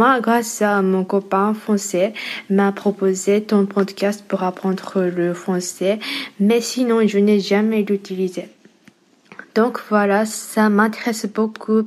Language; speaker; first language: French; non-native, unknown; Japanese